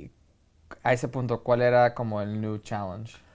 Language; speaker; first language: Spanish; early bilingual, heritage; Spanish